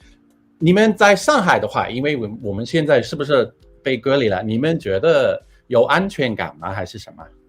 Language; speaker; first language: Chinese; non-native, fluent; English